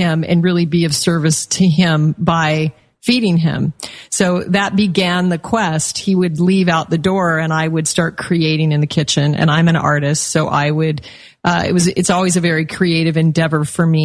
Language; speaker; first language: English; native; English